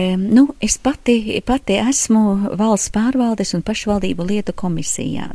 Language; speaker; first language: Latvian; non-native, local second language; Russian